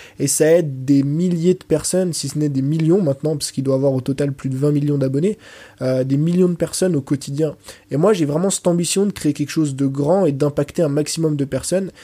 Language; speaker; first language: French; early bilingual, other home language; Portuguese